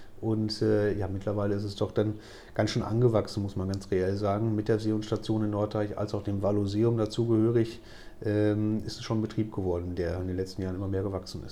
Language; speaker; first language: German; native; German